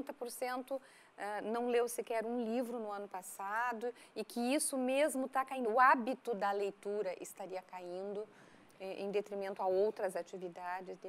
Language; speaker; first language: Portuguese; native; Portuguese